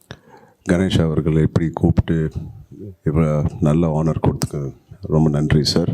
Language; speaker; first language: Tamil; non-native, local second language; Telugu